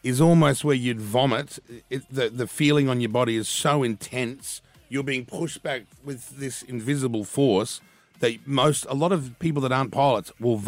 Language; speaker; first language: English; native; English